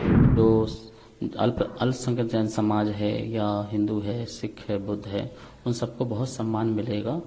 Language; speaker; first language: Hindi; native; Hindi